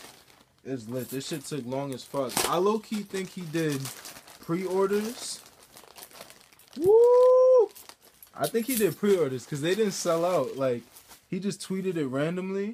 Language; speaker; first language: English; native; English